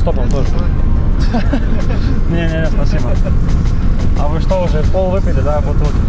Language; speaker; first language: Russian; non-native, learner; Lithuanian